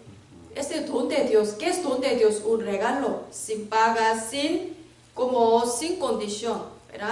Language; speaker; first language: Spanish; non-native, learner; Korean